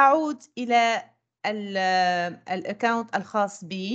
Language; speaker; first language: Arabic; native; Arabic